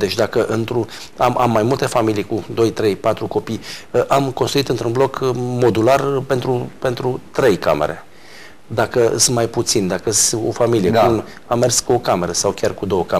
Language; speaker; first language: Romanian; native; Romanian